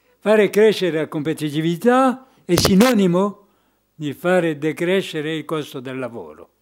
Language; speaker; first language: Italian; non-native, fluent; French